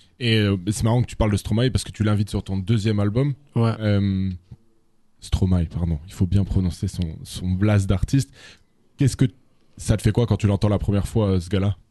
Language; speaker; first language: French; native; French